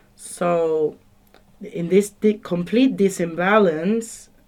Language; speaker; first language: English; non-native, fluent; Spanish